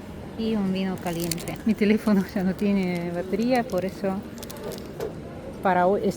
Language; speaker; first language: Spanish; non-native, fluent; Russian